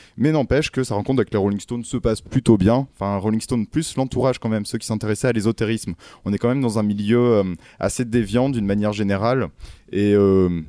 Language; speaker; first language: French; native; French